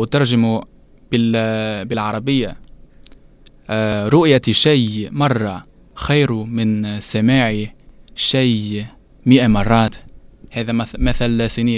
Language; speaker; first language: Arabic; non-native, learner; Chinese